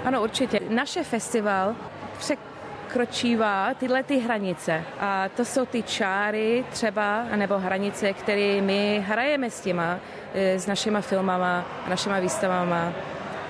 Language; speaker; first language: Czech; early bilingual, heritage; English